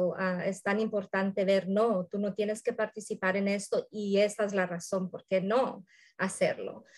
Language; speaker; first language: Spanish; early bilingual, heritage; Spanish